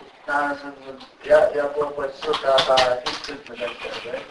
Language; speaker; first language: Danish; early bilingual, other home language; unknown